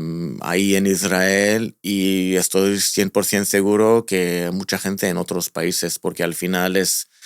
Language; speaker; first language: Spanish; non-native, fluent; Hebrew